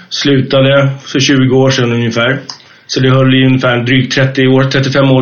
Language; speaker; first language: Swedish; native; Swedish